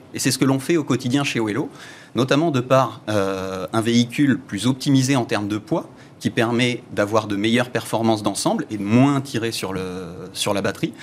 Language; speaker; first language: French; native; French